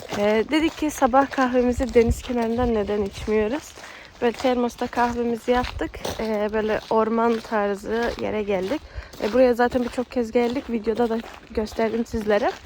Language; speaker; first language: Turkish; early bilingual, heritage; Turkish